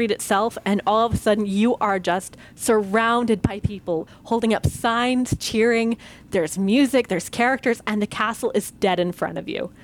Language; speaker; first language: English; native; English